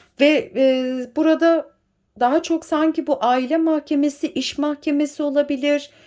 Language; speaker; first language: Turkish; native; Turkish